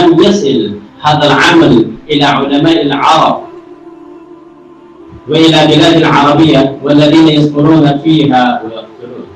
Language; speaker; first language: Arabic; non-native, fluent; Urdu